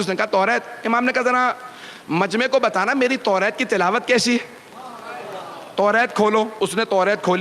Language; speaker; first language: Urdu; native; Urdu